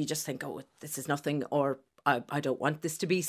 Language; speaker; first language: English; native; English